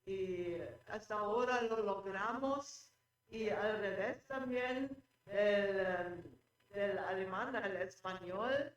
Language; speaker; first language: Spanish; non-native, fluent; German